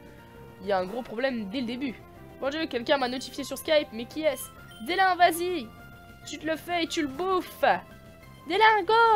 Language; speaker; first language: French; native; French